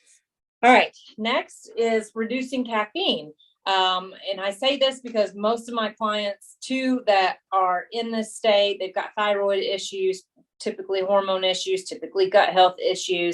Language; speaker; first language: English; native; English